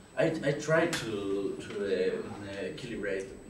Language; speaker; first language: English; non-native, learner; Spanish